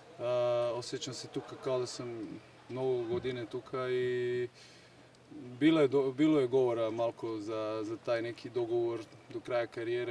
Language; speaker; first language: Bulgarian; non-native, learner; Serbian